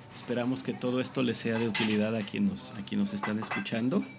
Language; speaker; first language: Spanish; native; Spanish